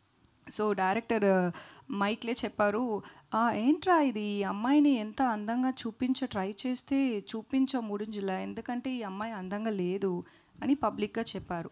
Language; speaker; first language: Telugu; non-native, learner; Tamil